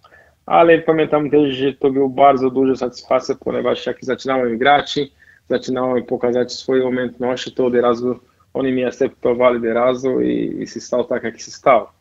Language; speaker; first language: Polish; non-native, fluent; Portuguese